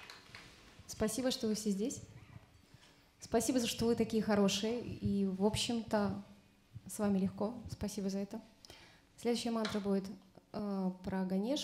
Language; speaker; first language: Russian; native; Russian